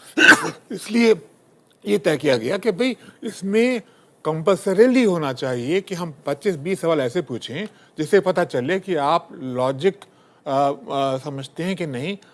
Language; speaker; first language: Hindi; native; Hindi